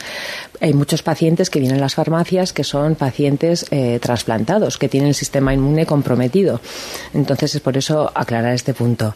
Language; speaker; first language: Spanish; native; Spanish